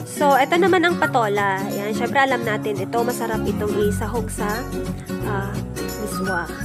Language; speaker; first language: Filipino; non-native, local second language; Masbatenyo